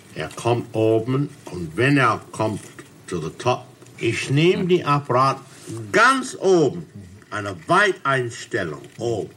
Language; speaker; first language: German; non-native, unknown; English